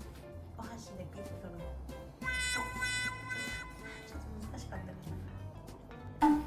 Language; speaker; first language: Japanese; native; Japanese